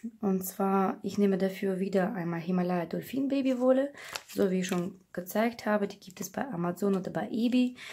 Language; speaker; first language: German; non-native, fluent; Russian